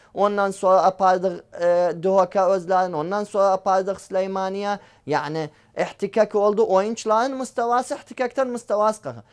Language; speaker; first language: Turkish; native; Turkish